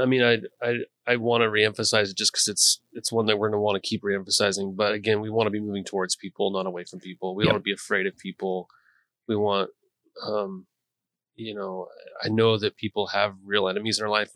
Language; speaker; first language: English; native; English